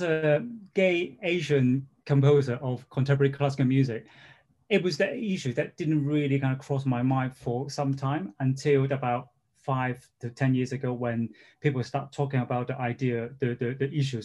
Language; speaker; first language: English; non-native, local second language; Cantonese